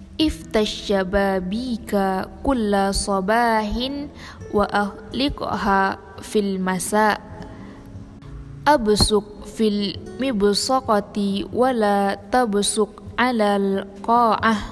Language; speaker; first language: Arabic; non-native, learner; Indonesian